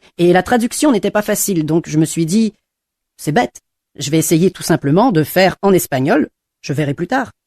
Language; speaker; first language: French; non-native, fluent; English